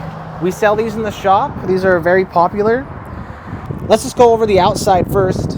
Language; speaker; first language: English; native; English